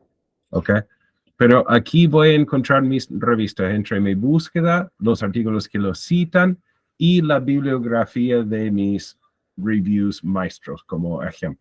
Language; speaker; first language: Spanish; non-native, fluent; English